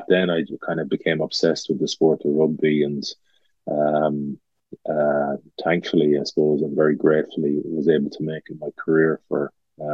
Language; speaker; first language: English; native; English